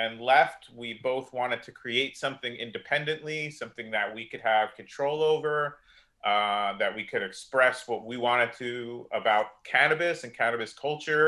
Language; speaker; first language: English; native; English